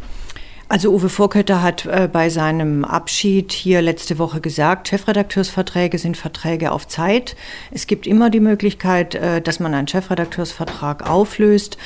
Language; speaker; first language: German; native; German